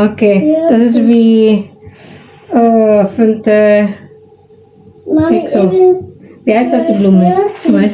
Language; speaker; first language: German; non-native, learner; Indonesian